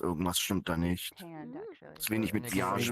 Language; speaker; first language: German; non-native, fluent; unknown